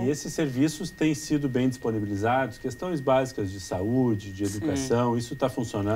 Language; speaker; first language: Portuguese; native; Portuguese